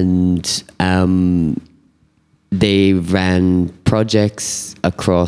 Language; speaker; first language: English; native; English